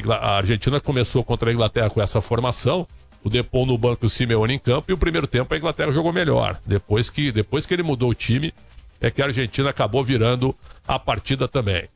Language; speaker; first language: Portuguese; native; Portuguese